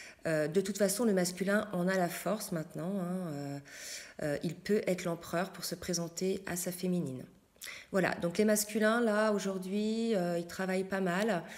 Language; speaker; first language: French; native; French